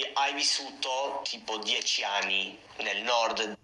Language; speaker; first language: Italian; non-native, fluent; English